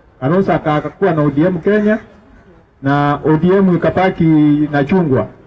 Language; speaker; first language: Swahili; native; Swahili